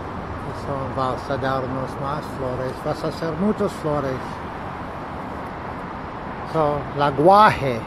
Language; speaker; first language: Spanish; non-native, learner; English